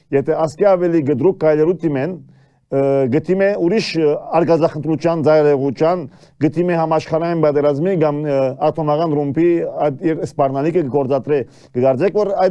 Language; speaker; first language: Armenian; early bilingual, heritage; Armenian